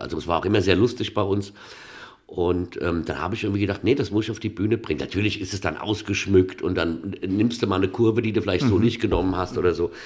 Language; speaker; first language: German; native; German